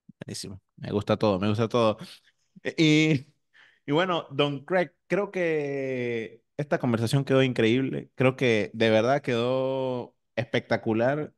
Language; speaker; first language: Spanish; native; Spanish